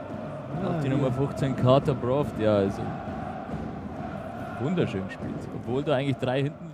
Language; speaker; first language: German; native; German